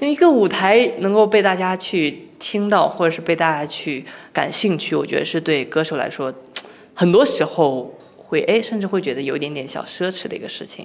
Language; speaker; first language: Chinese; native; Chinese